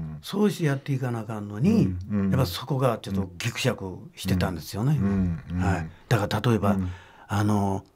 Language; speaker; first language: Japanese; native; Japanese